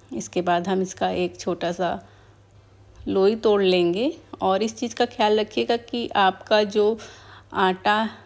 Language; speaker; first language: Hindi; native; Hindi